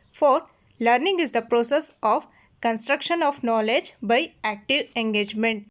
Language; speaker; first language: English; non-native, local second language; Kannada